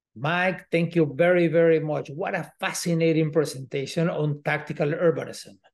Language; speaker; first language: English; non-native, fluent; Spanish